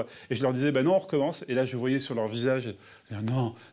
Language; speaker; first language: French; native; French